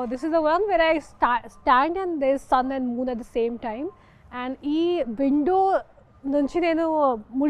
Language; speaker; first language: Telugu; non-native, fluent; Hindi